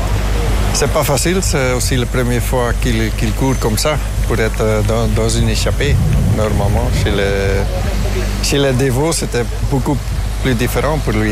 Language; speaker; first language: French; non-native, fluent; Dutch